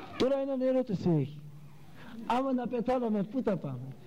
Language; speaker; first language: Greek; non-native, local second language; Russian